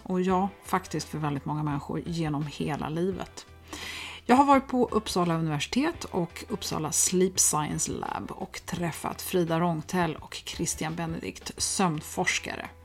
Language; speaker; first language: Swedish; native; Swedish